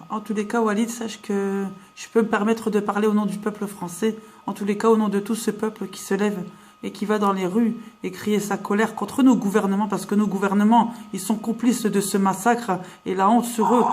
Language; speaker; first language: French; native; French